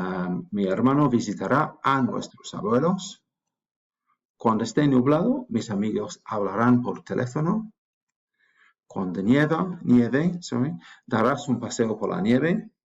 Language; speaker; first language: Spanish; non-native, fluent; English